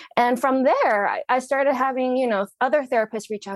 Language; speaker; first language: English; non-native, local second language; Cantonese